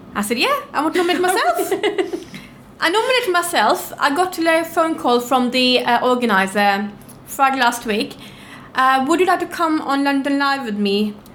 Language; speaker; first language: English; non-native, fluent; Norwegian